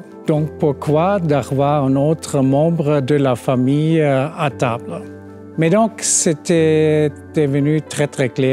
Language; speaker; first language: French; non-native, fluent; German